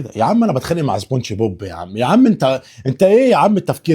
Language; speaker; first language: Arabic; native; Arabic